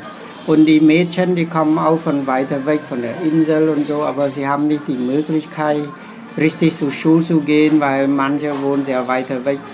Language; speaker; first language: German; non-native, fluent; Khmer